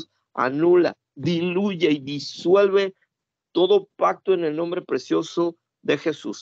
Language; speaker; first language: Spanish; native; Spanish